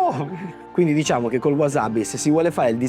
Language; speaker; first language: Italian; native; Italian